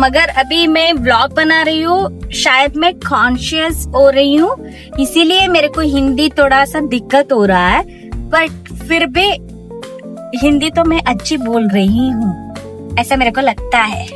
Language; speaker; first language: Hindi; non-native, local second language; Kannada